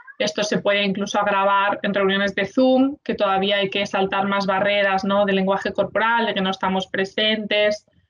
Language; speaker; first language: Spanish; non-native, local second language; Catalan